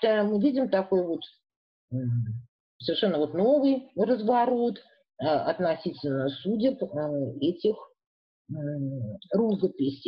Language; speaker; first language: Russian; native; Russian